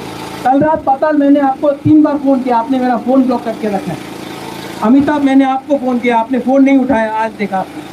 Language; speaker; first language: Hindi; non-native, local second language; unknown